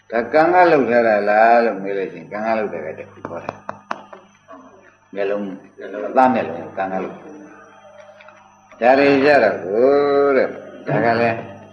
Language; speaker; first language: Burmese; native; Burmese